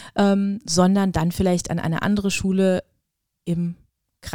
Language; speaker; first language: German; native; German